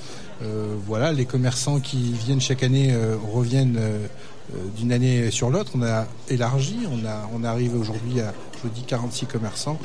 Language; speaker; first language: French; native; French